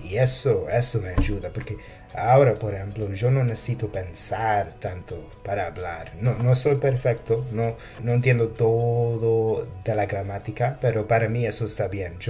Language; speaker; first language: Spanish; non-native, fluent; English